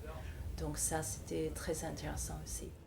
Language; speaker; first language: French; non-native, fluent; English